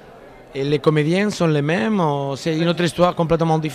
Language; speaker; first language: French; non-native, learner; Spanish